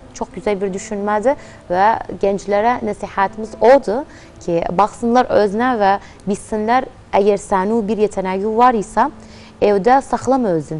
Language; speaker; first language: Turkish; early bilingual, heritage; Turkmen